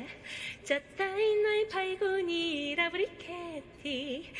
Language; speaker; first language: Korean; native; Korean